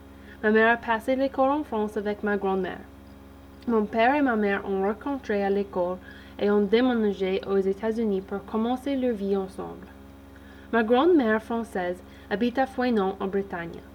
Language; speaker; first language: French; early bilingual, heritage; English